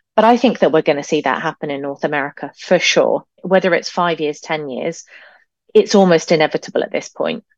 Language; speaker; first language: English; native; English